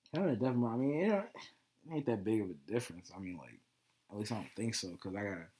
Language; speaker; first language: English; native; English